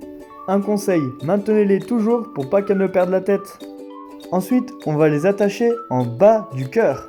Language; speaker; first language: French; native; French